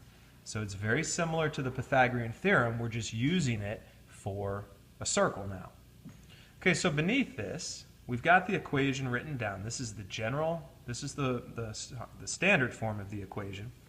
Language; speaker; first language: English; native; English